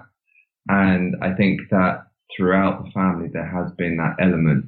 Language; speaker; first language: English; native; English